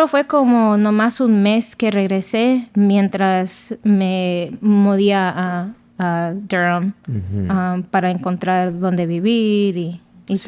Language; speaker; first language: Spanish; early bilingual, other home language; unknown